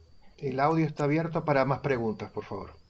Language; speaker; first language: Spanish; native; Spanish